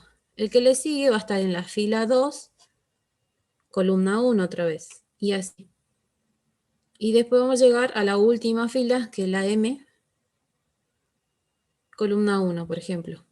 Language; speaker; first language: Spanish; native; Spanish